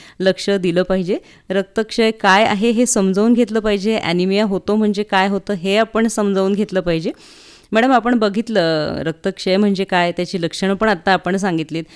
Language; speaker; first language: Marathi; native; Marathi